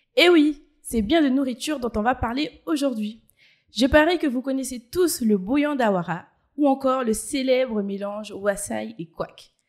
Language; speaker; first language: French; early bilingual, other home language; Chinese